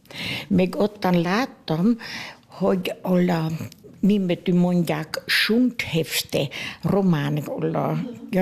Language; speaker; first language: Hungarian; early bilingual, heritage; Hungarian